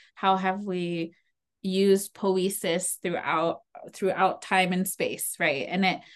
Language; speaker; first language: English; native; English